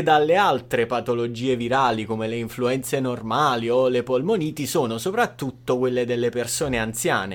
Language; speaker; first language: Italian; native; Italian